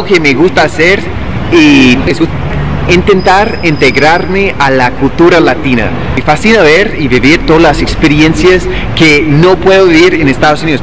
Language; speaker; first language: Spanish; non-native, fluent; English